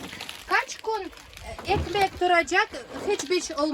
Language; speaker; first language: Turkish; non-native, learner; Russian